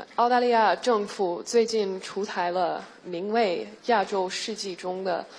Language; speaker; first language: Chinese; non-native, fluent; English